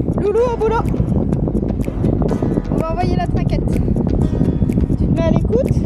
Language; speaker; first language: French; native; French